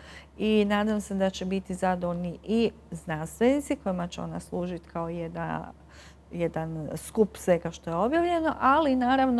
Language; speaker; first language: Croatian; native; Croatian